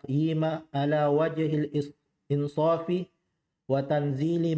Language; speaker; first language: Arabic; non-native, learner; Indonesian